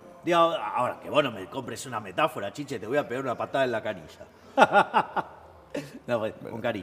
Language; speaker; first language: Spanish; native; Spanish